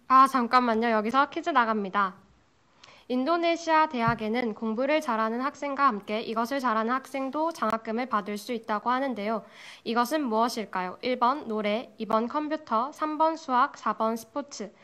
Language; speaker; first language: Korean; native; Korean